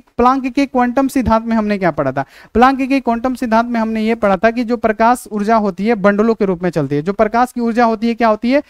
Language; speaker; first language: Hindi; native; Hindi